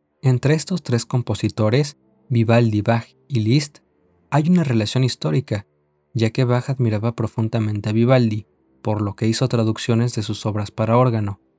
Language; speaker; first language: Spanish; native; Spanish